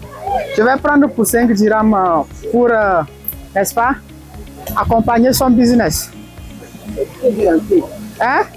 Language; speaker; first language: French; non-native, fluent; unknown